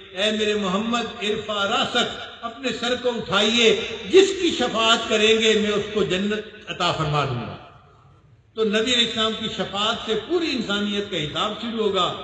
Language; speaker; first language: Urdu; non-native, local second language; Punjabi